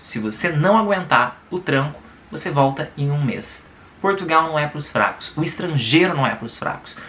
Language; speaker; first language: Portuguese; native; Portuguese